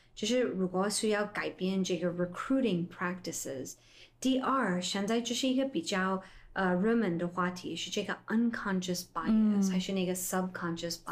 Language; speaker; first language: Chinese; non-native, fluent; English